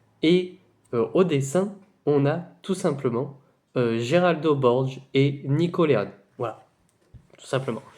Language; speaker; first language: French; native; French